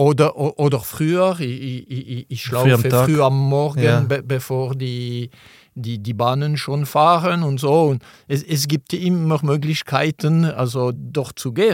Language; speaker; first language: German; non-native, local second language; French